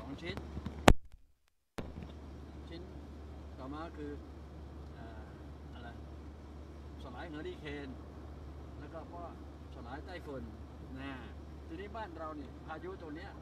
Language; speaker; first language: Thai; native; Thai